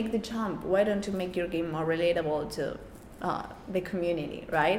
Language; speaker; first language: English; non-native, fluent; Spanish